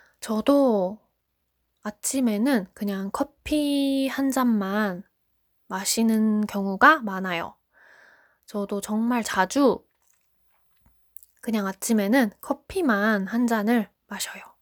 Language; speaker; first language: Korean; non-native, fluent; Japanese